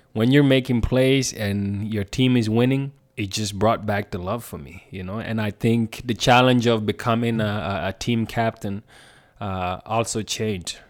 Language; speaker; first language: English; non-native, fluent; Swedish